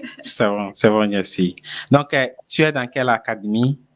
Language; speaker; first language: French; non-native, fluent; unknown